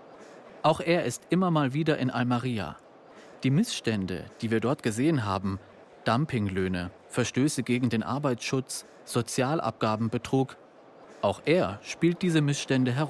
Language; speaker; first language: German; native; German